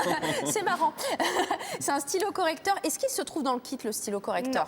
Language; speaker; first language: French; native; French